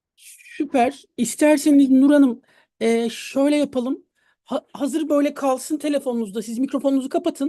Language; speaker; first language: Turkish; native; Turkish